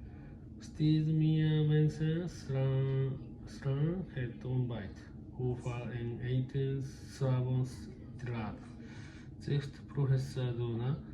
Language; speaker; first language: Dutch; non-native, learner; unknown